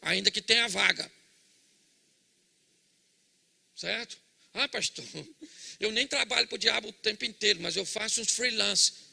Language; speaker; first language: Portuguese; native; Portuguese